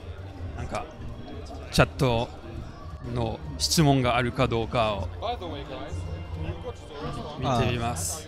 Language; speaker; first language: Japanese; non-native, fluent; French